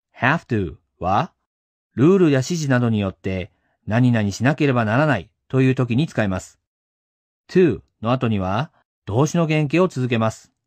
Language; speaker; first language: Japanese; native; Japanese